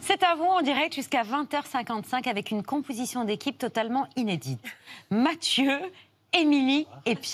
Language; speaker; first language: French; native; French